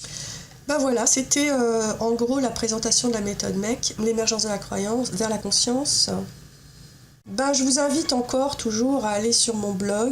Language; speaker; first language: French; native; French